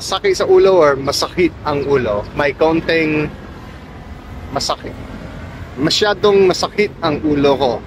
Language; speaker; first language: Filipino; non-native, learner; English